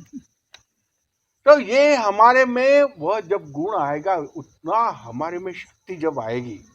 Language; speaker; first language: Hindi; non-native, local second language; Marathi